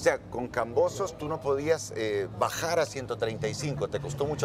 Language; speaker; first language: Spanish; native; Spanish